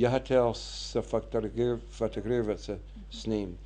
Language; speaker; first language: Russian; non-native, learner; English